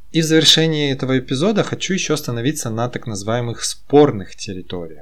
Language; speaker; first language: Russian; native; Russian